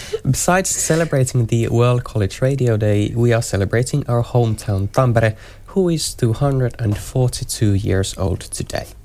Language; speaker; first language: English; non-native, fluent; Finnish